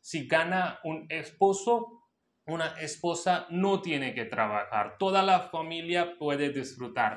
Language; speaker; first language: Spanish; non-native, local second language; Hindi